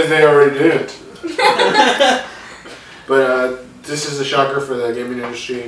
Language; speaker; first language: English; native; English